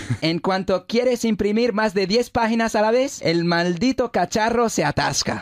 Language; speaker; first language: Spanish; non-native, fluent; English